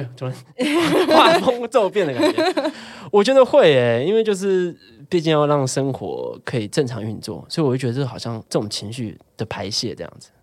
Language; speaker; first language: Chinese; non-native, local second language; Min Nan Chinese